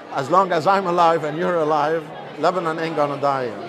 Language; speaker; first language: English; early bilingual, other home language; Arabic